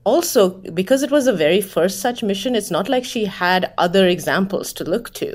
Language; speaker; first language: English; non-native, local second language; Bangla